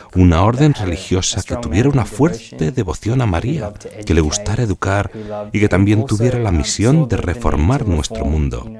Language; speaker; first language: Spanish; non-native, fluent; English